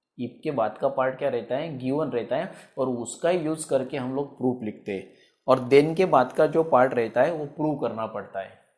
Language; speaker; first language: Hindi; non-native, local second language; Marathi